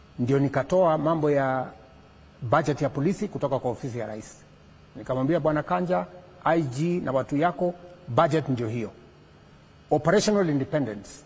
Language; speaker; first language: Swahili; non-native, local second language; Kalenjin